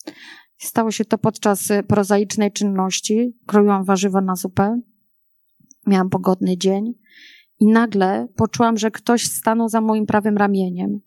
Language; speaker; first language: Polish; native; Polish